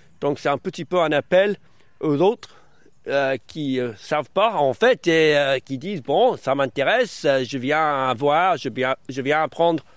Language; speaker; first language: French; early bilingual, other home language; English